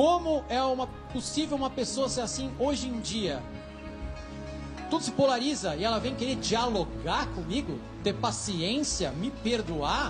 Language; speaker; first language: Portuguese; native; Portuguese